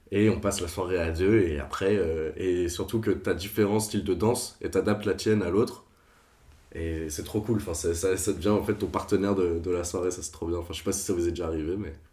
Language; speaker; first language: French; non-native, fluent; Portuguese